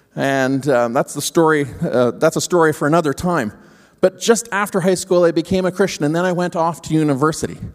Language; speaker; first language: English; native; English